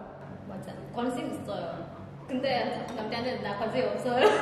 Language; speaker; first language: Korean; non-native, learner; Khmer